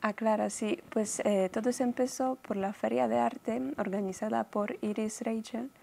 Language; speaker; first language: Spanish; non-native, fluent; Polish